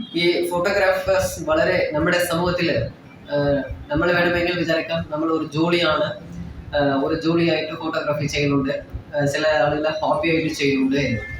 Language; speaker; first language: Malayalam; non-native, fluent; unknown